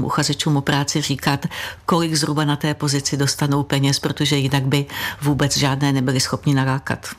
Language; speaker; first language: Czech; native; Czech